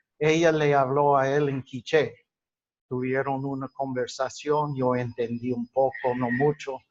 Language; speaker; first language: Spanish; non-native, fluent; English